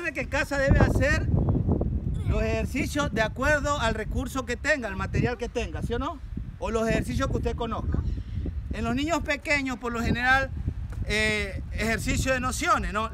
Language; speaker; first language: Spanish; native; Spanish